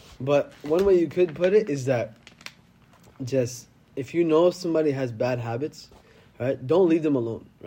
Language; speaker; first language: English; native; English